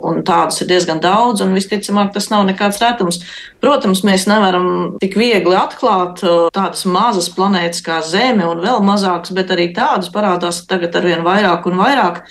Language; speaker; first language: Latvian; native; Latvian